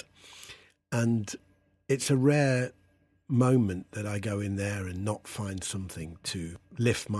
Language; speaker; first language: English; native; English